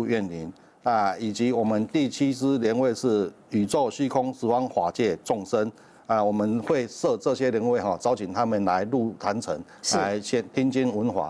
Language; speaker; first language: Chinese; native; Chinese